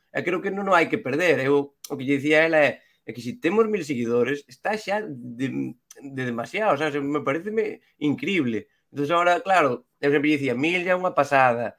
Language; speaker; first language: Galician; non-native, local second language; Spanish